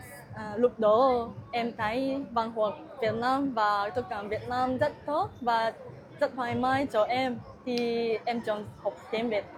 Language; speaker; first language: Vietnamese; non-native, learner; Japanese